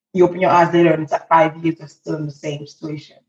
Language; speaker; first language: English; early bilingual, other home language; Haitian Creole